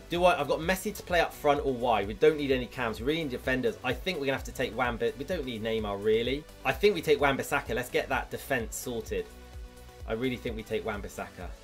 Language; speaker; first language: English; native; English